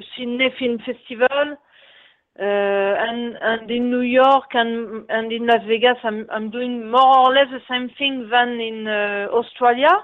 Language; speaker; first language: English; non-native, fluent; French